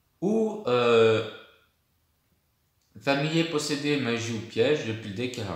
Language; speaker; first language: French; native; French